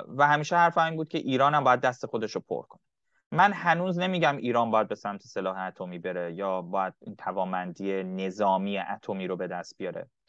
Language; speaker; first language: Persian; native; Persian